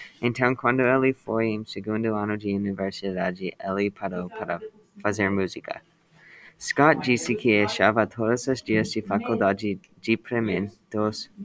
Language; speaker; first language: Portuguese; non-native, learner; English